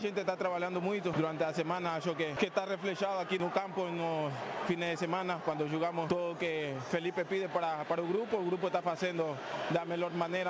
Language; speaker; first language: Portuguese; non-native, fluent; Spanish